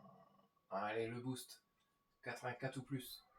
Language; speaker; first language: French; native; French